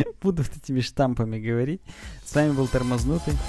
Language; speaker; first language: Russian; native; Russian